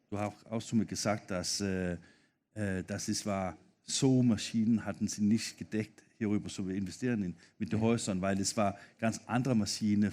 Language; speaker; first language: German; non-native, fluent; Danish